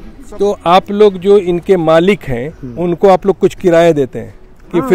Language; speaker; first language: Hindi; native; Hindi